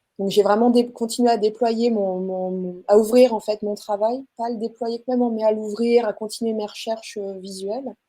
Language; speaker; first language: French; native; French